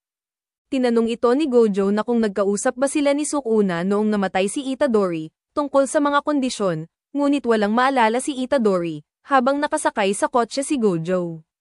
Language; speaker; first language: Filipino; native; Filipino